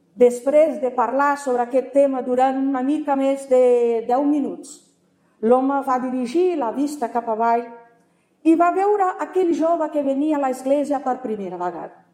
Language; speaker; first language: Catalan; non-native, fluent; Portuguese